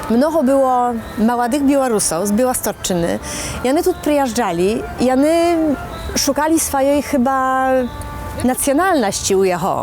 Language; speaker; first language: Polish; non-native, local second language; Belarusian